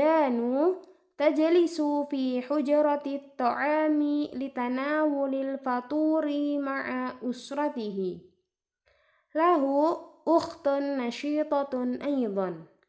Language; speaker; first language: Arabic; non-native, fluent; Indonesian